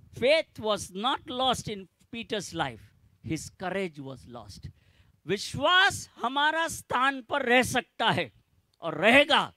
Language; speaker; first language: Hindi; non-native, local second language; Gujarati